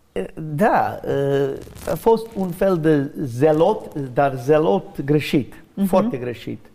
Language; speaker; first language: Romanian; non-native, learner; English